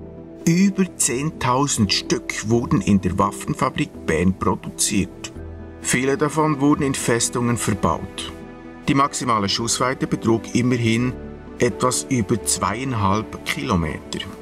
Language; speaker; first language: German; native; German